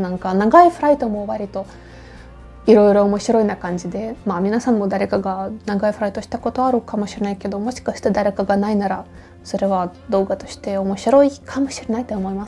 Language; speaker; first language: Japanese; non-native, fluent; Norwegian